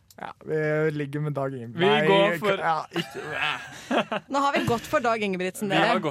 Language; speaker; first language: Norwegian; native; Norwegian